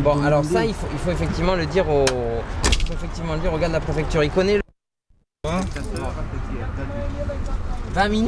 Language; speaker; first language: French; native; French